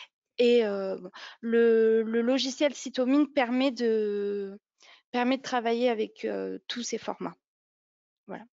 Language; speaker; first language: French; native; French